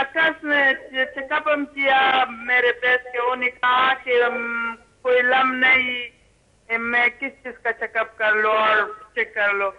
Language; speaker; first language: Hindi; early bilingual, heritage; Hindi